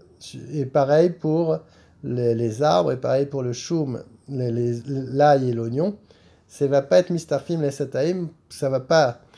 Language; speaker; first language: French; native; French